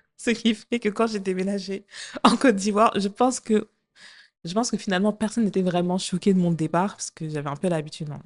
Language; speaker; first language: French; native; French